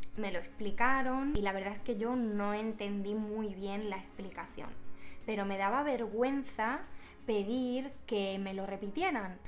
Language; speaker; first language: Spanish; native; Spanish